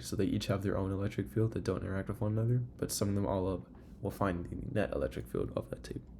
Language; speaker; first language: English; native; English